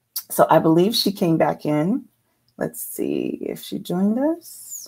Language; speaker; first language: English; native; English